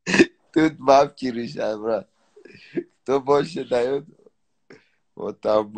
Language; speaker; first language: Russian; non-native, learner; Tajik